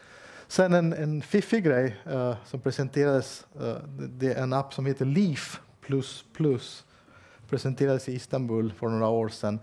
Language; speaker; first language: Swedish; non-native, fluent; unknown